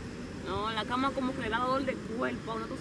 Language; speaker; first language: Spanish; native; Spanish